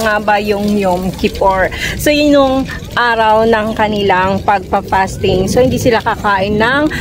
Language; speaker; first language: Filipino; native; Filipino